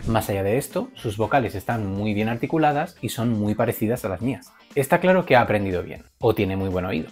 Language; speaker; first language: Spanish; native; Spanish